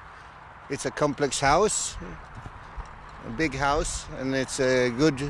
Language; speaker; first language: English; non-native, learner; Swedish